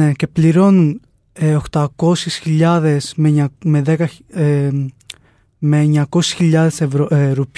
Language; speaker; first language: Greek; non-native, fluent; Urdu